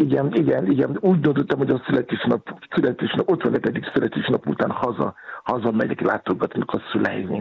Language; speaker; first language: Hungarian; non-native, fluent; Yoruba